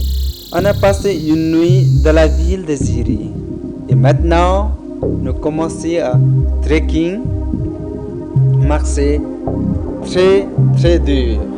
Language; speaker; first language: French; non-native, learner; Sherpa